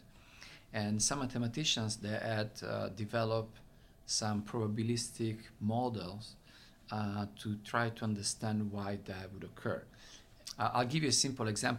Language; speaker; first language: English; non-native, fluent; Italian